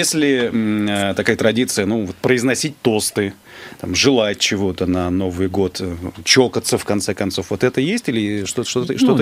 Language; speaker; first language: Russian; native; Russian